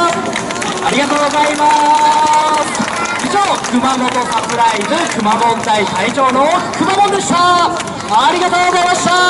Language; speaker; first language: Japanese; native; Japanese